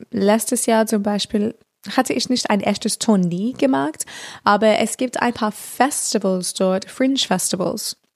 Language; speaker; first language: German; non-native, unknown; English